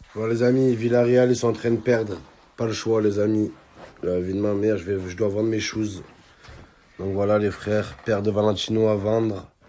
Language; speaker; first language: French; native; French